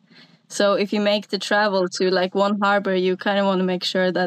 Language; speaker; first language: English; non-native, fluent; Norwegian